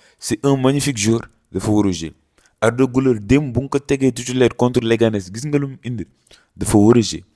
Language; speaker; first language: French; non-native, local second language; Wolof